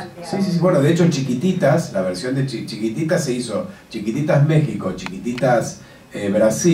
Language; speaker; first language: Spanish; native; Spanish